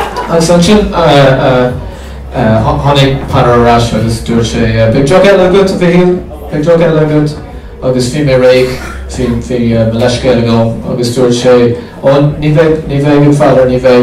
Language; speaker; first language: Irish; non-native, learner; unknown